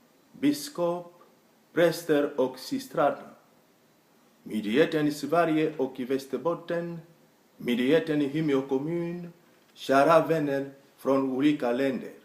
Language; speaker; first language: Swedish; non-native, fluent; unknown